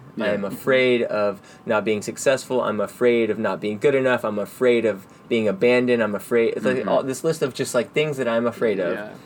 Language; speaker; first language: English; native; English